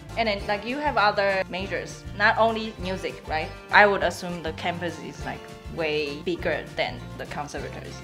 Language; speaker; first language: English; non-native, fluent; Chinese